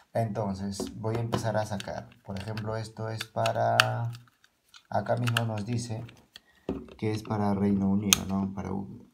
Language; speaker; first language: Spanish; native; Spanish